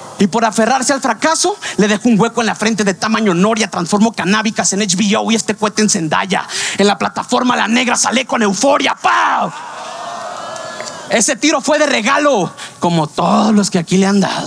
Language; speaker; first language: Spanish; native; Spanish